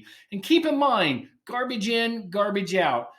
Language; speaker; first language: English; native; English